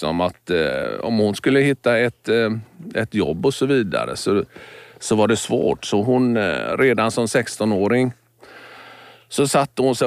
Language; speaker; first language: Swedish; native; Swedish